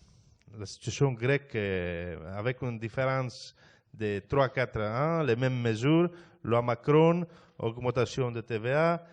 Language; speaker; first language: French; non-native, fluent; Greek